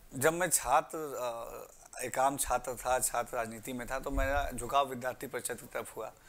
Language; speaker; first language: Hindi; native; Hindi